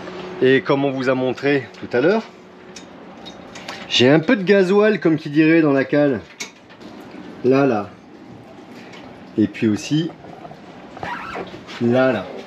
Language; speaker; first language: French; native; French